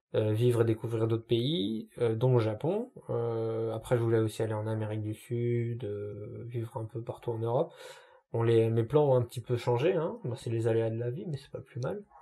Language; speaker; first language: French; native; French